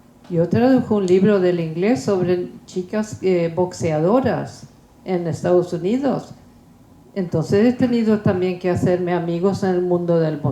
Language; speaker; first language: Spanish; non-native, fluent; Swedish